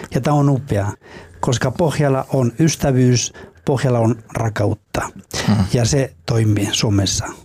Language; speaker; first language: Finnish; non-native, fluent; Spanish